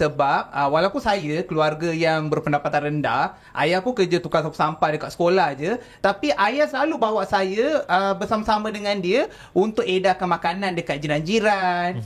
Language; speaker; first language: Malay; non-native, local second language; Tamil